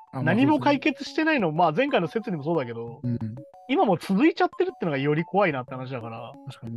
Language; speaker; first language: Japanese; native; Japanese